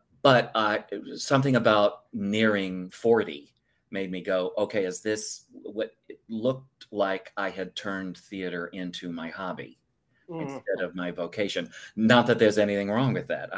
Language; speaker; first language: English; native; English